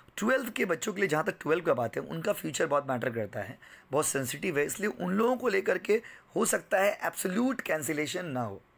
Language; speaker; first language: Hindi; native; Hindi